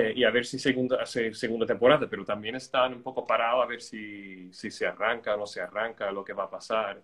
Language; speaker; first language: Spanish; non-native, fluent; English